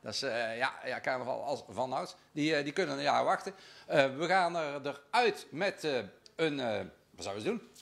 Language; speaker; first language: Dutch; native; Dutch